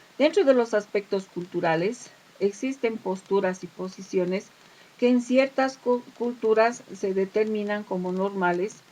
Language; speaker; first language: Spanish; native; Spanish